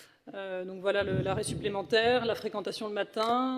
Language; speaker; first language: French; native; French